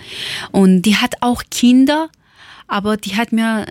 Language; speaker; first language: German; non-native, learner; Persian